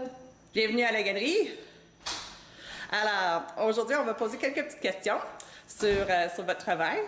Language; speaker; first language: French; native; French